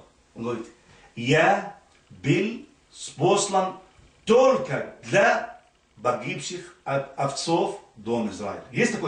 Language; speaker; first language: Russian; non-native, fluent; Arabic